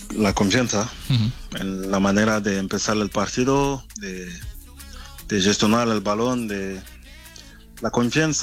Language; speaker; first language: Spanish; non-native, learner; French